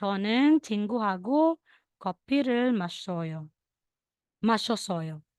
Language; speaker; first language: Korean; non-native, learner; Filipino